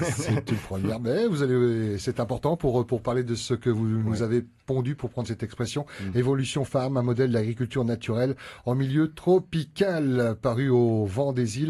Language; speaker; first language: French; native; French